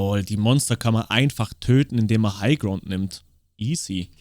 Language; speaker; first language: German; native; German